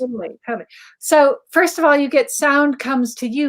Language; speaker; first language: English; native; English